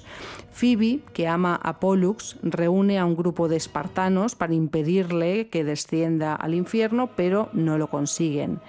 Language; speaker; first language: Spanish; native; Spanish